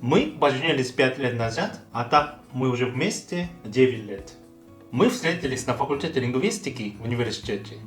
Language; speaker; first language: Russian; non-native, fluent; Korean